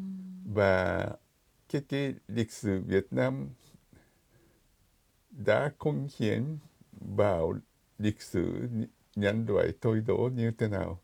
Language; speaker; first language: Vietnamese; non-native, fluent; Japanese